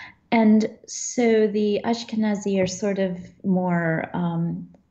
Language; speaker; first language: English; early bilingual, other home language; Czech